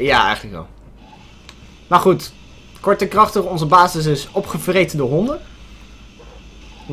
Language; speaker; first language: Dutch; native; Dutch